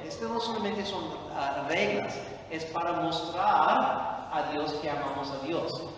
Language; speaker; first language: Spanish; non-native, fluent; English